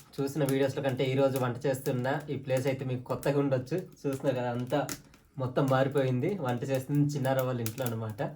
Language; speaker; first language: Telugu; non-native, local second language; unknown